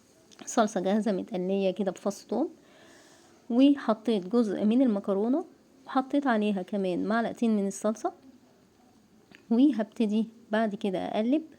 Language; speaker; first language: Arabic; native; Arabic